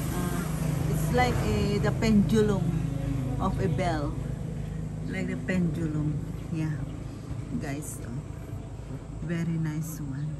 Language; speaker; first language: English; non-native, local second language; Filipino